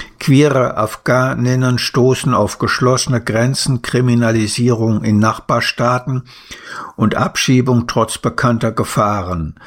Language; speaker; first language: German; native; German